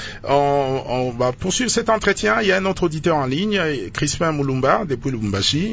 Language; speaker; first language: French; non-native, local second language; Lingala